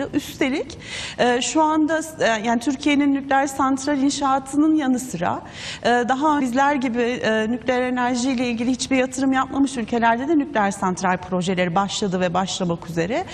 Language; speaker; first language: Turkish; native; Turkish